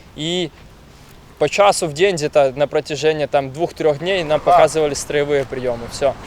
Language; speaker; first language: Russian; native; Russian